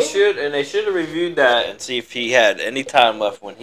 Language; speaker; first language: English; native; English